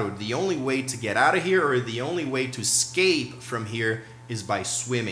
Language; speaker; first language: English; non-native, fluent; Portuguese